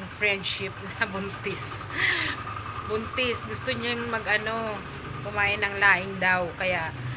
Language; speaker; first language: Filipino; non-native, local second language; Bikol